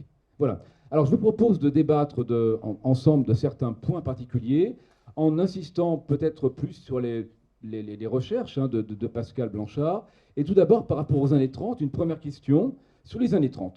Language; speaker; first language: French; native; French